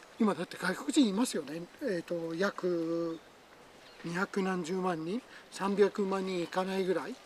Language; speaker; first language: Japanese; non-native, fluent; Persian